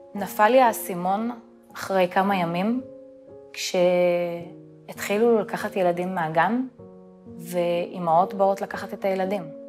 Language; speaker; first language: Hebrew; early bilingual, other home language; Russian